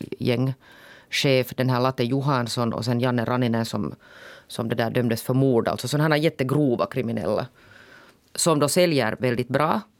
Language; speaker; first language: Swedish; native; Swedish